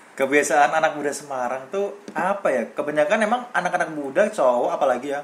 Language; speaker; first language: Indonesian; native; Indonesian